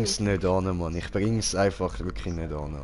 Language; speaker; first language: German; native; German